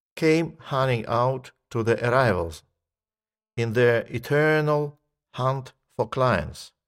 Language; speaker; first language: English; non-native, fluent; Russian